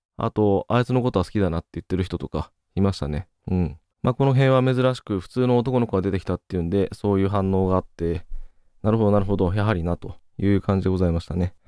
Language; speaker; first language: Japanese; native; Japanese